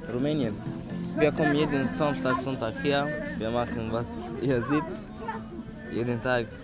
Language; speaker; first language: German; non-native, learner; Romanian